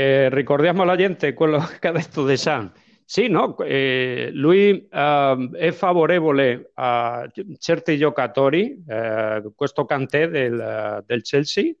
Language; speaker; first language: Italian; non-native, fluent; Spanish